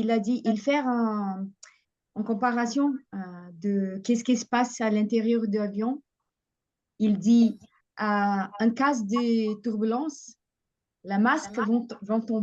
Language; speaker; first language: French; non-native, fluent; Portuguese